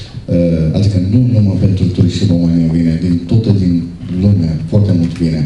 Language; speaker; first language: Romanian; non-native, learner; Turkish